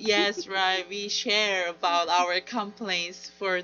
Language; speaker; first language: English; non-native, learner; Korean